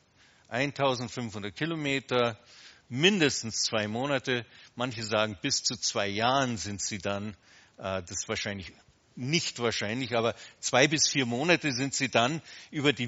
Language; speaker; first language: German; native; German